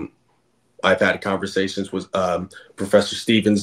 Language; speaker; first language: English; native; English